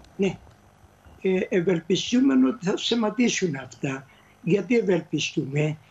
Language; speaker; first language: Greek; native; Greek